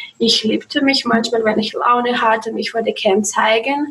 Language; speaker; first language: German; non-native, learner; Russian